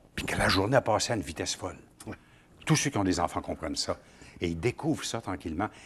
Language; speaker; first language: French; native; French